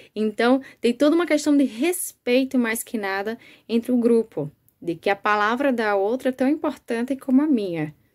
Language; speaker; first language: Portuguese; native; Portuguese